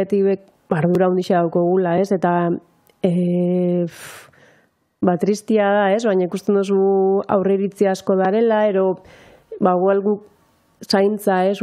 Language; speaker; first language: Basque; native; Basque